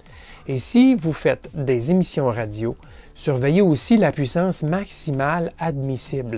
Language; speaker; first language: French; native; French